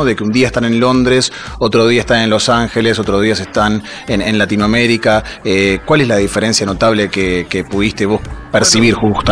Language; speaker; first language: Spanish; native; Spanish